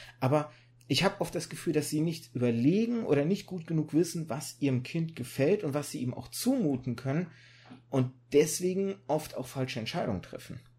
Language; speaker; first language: German; native; German